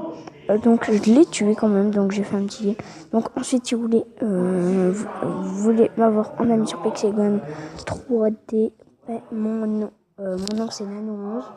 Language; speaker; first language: French; native; French